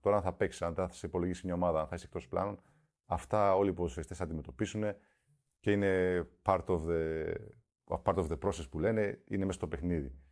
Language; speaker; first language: Greek; early bilingual, heritage; Greek